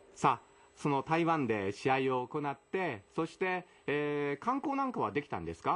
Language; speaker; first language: Japanese; native; Japanese